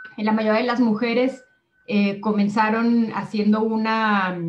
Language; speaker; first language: Spanish; native; Spanish